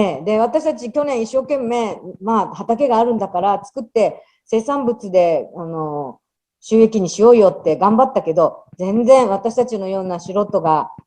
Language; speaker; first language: Japanese; native; Japanese